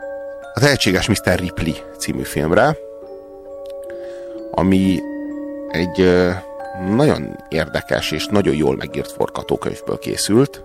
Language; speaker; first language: Hungarian; native; Hungarian